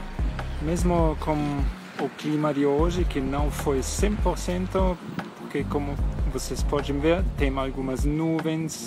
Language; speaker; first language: Portuguese; non-native, fluent; German